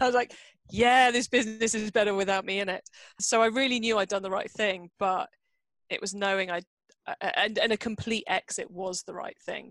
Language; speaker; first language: English; native; English